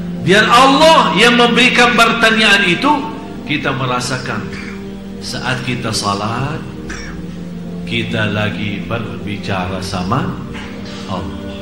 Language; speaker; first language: Indonesian; non-native, fluent; Arabic